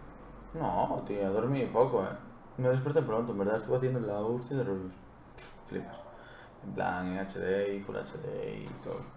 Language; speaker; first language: Spanish; native; Spanish